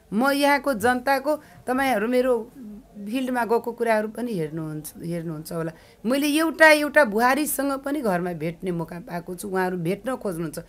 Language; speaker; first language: Nepali; non-native, local second language; Maithili